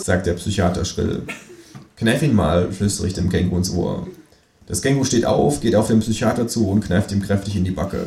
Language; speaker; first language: German; native; German